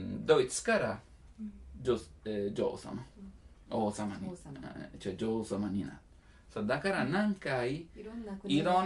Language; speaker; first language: Japanese; non-native, learner; Italian